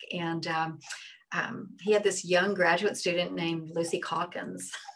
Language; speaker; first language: English; native; English